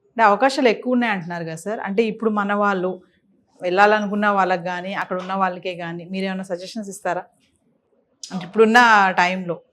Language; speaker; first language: Telugu; native; Telugu